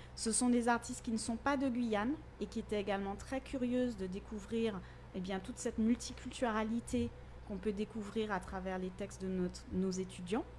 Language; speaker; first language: French; native; French